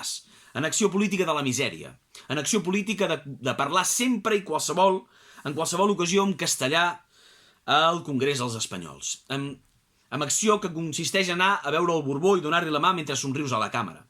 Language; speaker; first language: Catalan; native; Catalan